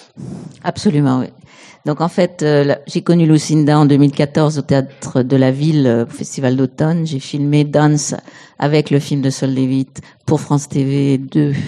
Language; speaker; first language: French; native; French